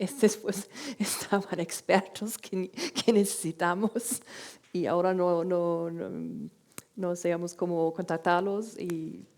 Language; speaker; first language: Spanish; non-native, fluent; German